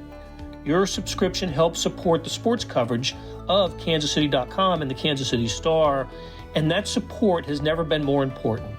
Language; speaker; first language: English; native; English